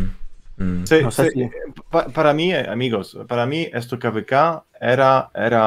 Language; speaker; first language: Spanish; non-native, learner; Italian